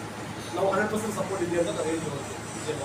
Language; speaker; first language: Kannada; non-native, local second language; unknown